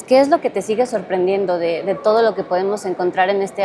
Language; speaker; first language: Spanish; native; Spanish